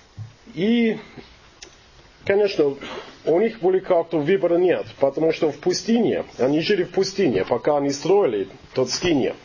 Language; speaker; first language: Russian; non-native, fluent; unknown